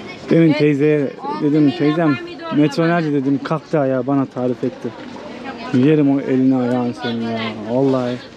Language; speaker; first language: Turkish; native; Turkish